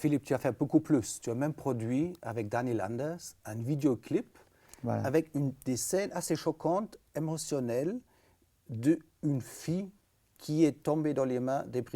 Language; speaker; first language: French; native; French